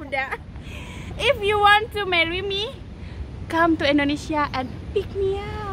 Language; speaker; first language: English; non-native, learner; Indonesian